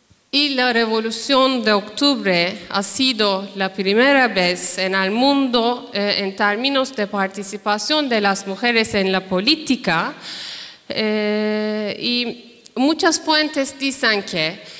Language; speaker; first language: Spanish; non-native, fluent; Turkish